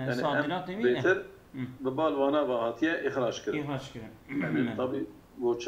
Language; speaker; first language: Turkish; non-native, local second language; Kurdish